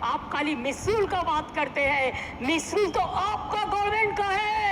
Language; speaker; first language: Hindi; non-native, local second language; Bangla